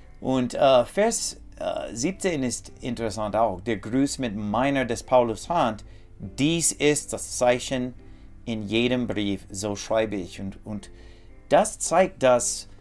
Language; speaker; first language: German; non-native, learner; English